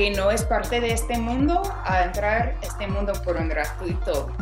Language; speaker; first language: Spanish; non-native, fluent; English